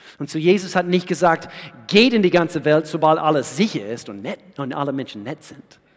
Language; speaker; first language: German; non-native, fluent; English